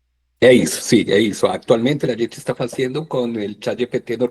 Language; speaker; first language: Portuguese; non-native, fluent; Spanish